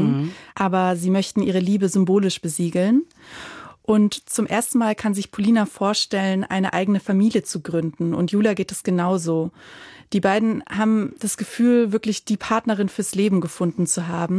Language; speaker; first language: German; native; German